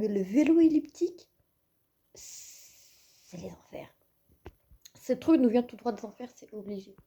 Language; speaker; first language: French; native; French